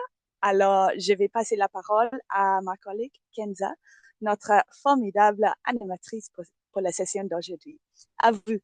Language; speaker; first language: French; non-native, fluent; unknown